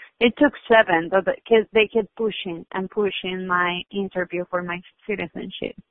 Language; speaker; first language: English; non-native, fluent; Spanish